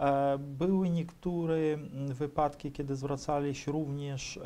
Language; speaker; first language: Polish; non-native, fluent; Ukrainian